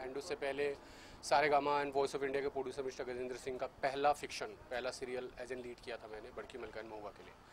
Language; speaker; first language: Hindi; non-native, local second language; Bhojpuri